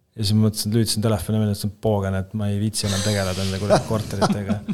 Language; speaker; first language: Estonian; native; Estonian